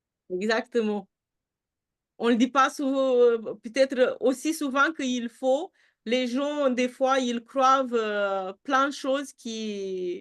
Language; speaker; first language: French; non-native, fluent; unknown